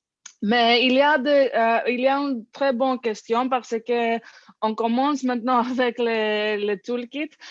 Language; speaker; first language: French; non-native, learner; English